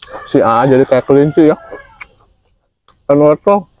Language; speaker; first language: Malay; non-native, local second language; Sundanese